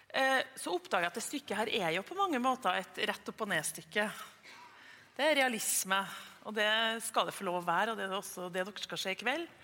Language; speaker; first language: Norwegian; native; Norwegian